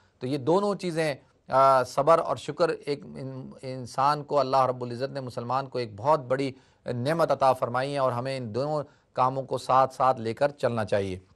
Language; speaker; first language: Urdu; native; Urdu